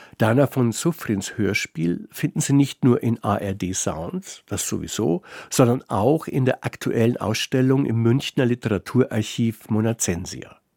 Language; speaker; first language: German; native; German